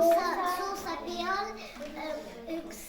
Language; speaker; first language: Estonian; non-native, local second language; Russian